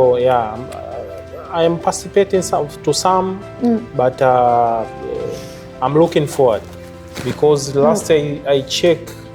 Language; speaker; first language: English; non-native, local second language; Swahili